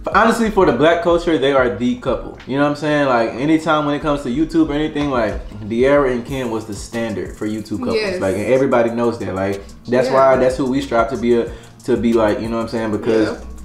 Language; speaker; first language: English; native; English